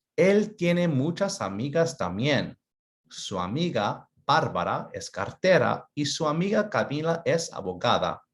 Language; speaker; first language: Spanish; early bilingual, other home language; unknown